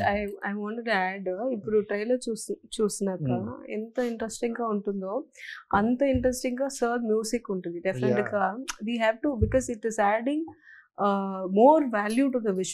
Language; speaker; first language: Telugu; non-native, learner; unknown